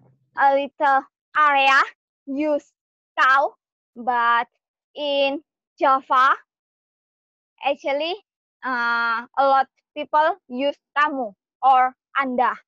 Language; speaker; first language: English; non-native, learner; Indonesian